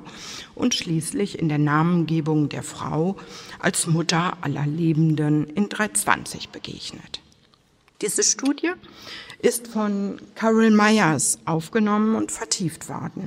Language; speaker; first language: German; native; German